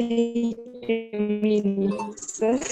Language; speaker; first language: English; non-native, learner; Sinhala